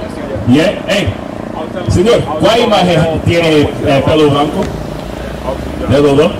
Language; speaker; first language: Spanish; non-native, learner; English